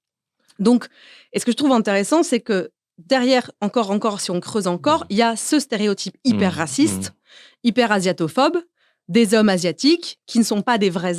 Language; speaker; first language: French; native; French